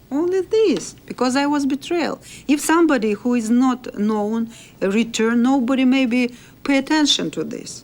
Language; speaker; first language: English; non-native, learner; Russian